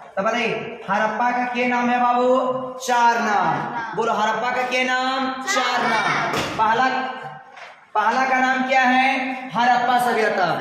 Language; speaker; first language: Hindi; native; Hindi